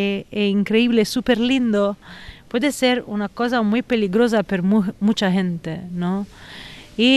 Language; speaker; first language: Spanish; non-native, fluent; Italian